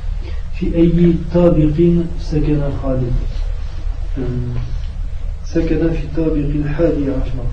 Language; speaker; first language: Arabic; non-native, learner; French